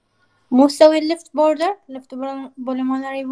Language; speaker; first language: Arabic; native; Arabic